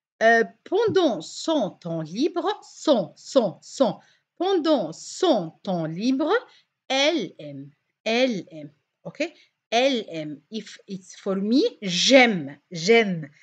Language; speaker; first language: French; non-native, fluent; Arabic